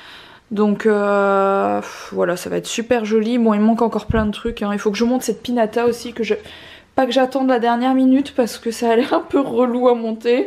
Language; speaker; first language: French; native; French